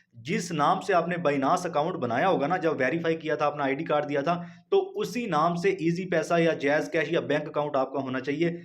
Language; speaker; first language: Urdu; non-native, local second language; Punjabi